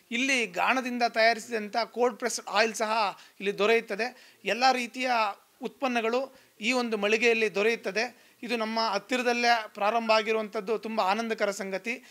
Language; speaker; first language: Kannada; native; Kannada